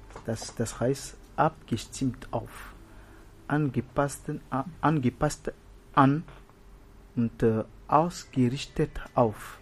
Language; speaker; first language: German; non-native, learner; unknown